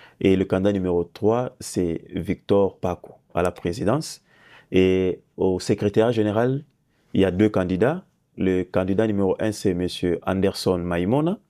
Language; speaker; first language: French; non-native, local second language; Lingala